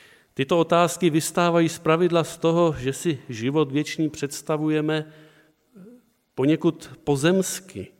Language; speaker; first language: Czech; native; Czech